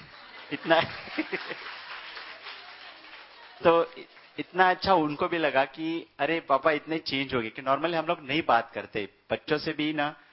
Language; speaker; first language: Hindi; non-native, local second language; Marathi